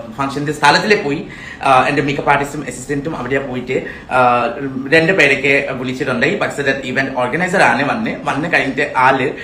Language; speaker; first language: Malayalam; non-native, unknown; Assamese